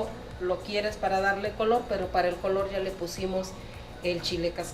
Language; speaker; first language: Spanish; native; Spanish